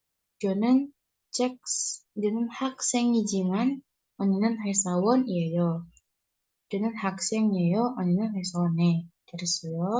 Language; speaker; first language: Korean; non-native, fluent; Indonesian